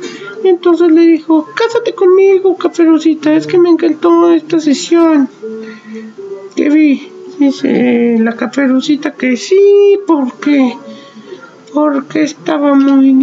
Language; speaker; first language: Spanish; native; Spanish